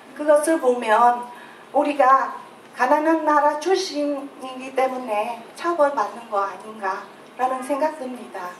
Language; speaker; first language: Korean; non-native, learner; Vietnamese